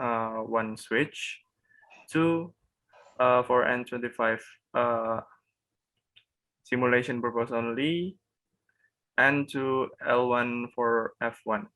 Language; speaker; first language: English; non-native, learner; Indonesian